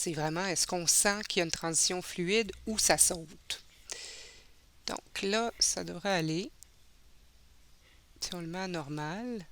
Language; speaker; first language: French; native; French